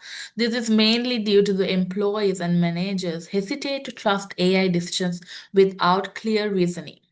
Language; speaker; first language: English; non-native, local second language; Sinhala